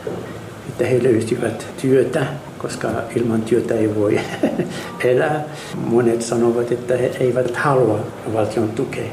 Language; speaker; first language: Finnish; non-native, learner; Arabic